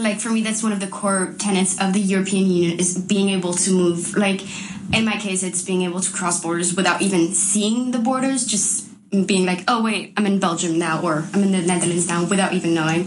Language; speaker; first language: English; non-native, fluent; French